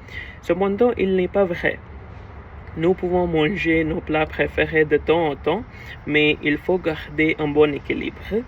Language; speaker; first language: French; non-native, learner; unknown